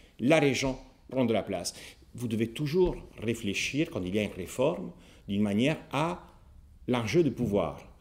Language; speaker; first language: French; non-native, fluent; Italian